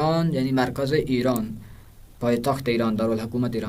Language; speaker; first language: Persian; non-native, fluent; Urdu